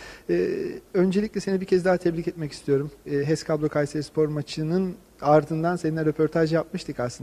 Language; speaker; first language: Turkish; native; Turkish